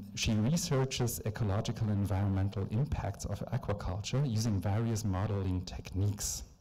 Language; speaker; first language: English; non-native, fluent; German